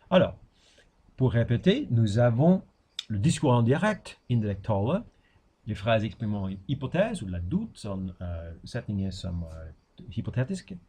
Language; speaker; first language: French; non-native, fluent; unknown